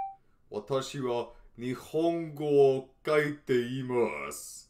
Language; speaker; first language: Japanese; non-native, learner; English